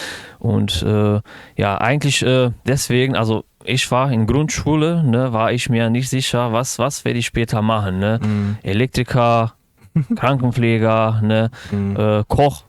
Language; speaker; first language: German; non-native, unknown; Bosnian